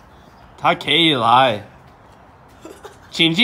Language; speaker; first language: Chinese; non-native, learner; English